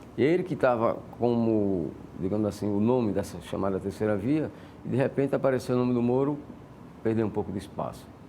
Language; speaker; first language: Portuguese; native; Portuguese